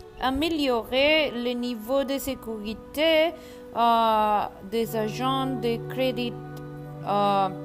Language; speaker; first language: French; non-native, learner; Spanish